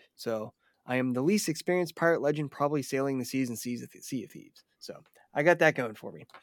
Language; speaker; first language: English; native; English